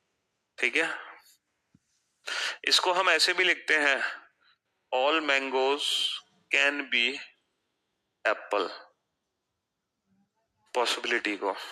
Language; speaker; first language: Hindi; native; Hindi